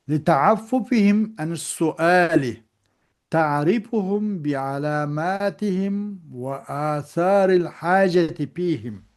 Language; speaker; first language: Arabic; non-native, fluent; Uyghur